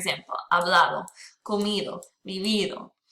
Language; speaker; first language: Spanish; non-native, fluent; English